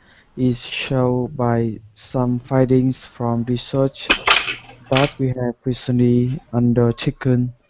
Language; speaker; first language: English; non-native, learner; Vietnamese